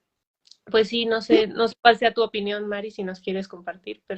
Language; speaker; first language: Spanish; native; Spanish